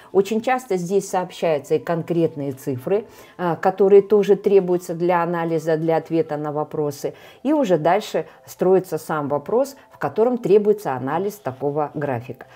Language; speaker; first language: Russian; native; Russian